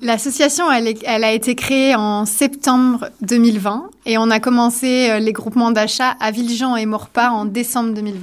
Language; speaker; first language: French; native; French